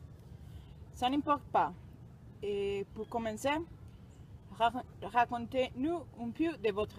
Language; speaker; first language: French; non-native, learner; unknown